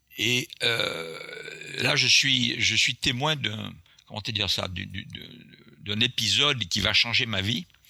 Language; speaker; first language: French; non-native, local second language; Guadeloupean Creole French